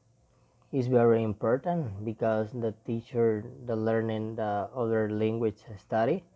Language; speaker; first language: English; non-native, learner; Spanish